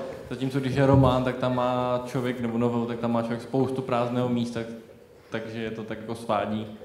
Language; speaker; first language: Czech; native; Czech